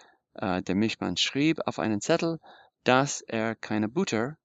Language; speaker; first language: German; non-native, fluent; English